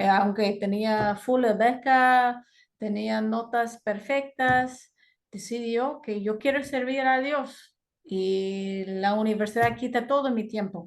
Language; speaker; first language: Spanish; non-native, fluent; English